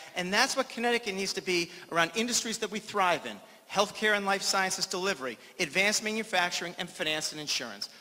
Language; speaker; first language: English; native; English